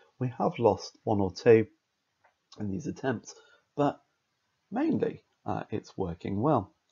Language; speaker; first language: English; native; English